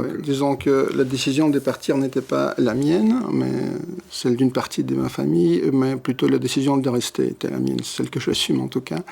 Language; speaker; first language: French; early bilingual, other home language; Russian